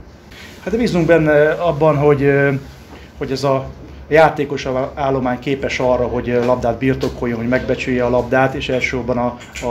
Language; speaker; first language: Hungarian; native; Hungarian